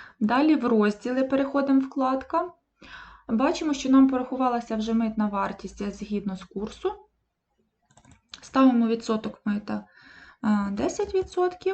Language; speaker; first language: Ukrainian; native; Ukrainian